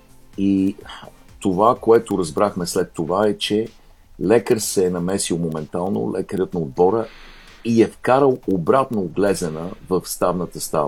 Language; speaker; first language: Bulgarian; native; Bulgarian